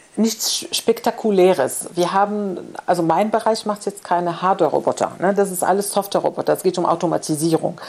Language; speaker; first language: German; non-native, fluent; Arabic